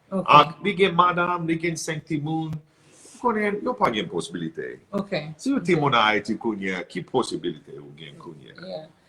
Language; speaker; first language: Haitian Creole; non-native, learner; English